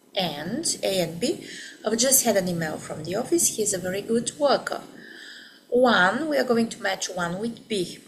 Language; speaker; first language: English; non-native, fluent; Bulgarian